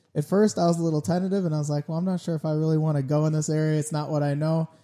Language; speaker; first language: English; native; English